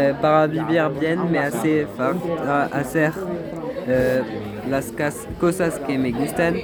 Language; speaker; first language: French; non-native, learner; Spanish